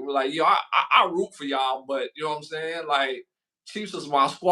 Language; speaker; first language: English; native; English